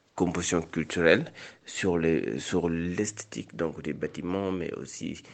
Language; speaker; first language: French; non-native, local second language; Wolof